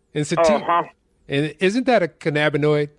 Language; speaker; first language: English; native; English